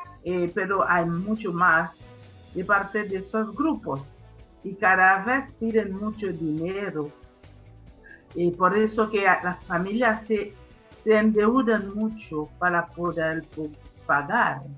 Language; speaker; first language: Spanish; non-native, fluent; Haitian Creole